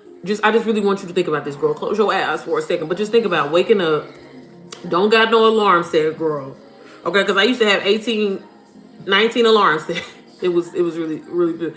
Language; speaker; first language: English; native; English